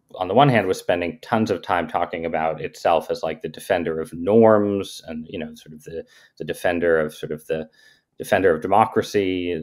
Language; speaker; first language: English; native; English